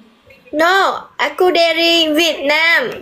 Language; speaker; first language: Indonesian; non-native, learner; Vietnamese